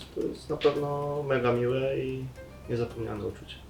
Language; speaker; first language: Polish; native; Polish